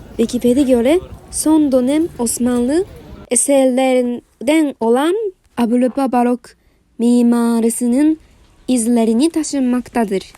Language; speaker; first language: Turkish; non-native, learner; Japanese